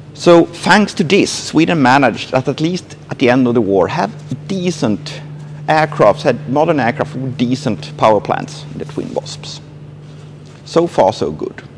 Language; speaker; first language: English; non-native, fluent; Swedish